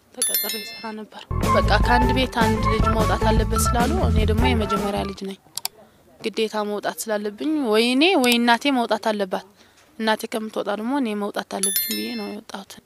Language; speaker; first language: Amharic; non-native, local second language; Tigrinya